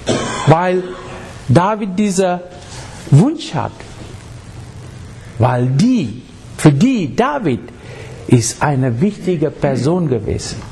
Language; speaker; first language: German; non-native, learner; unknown